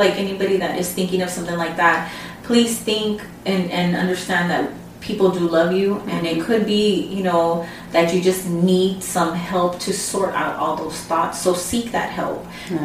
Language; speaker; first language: English; early bilingual, other home language; Spanish